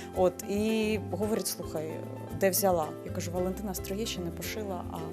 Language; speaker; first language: Ukrainian; native; Ukrainian